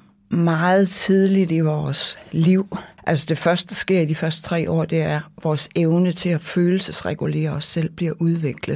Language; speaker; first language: Danish; native; Danish